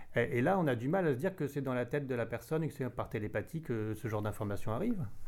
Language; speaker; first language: French; native; French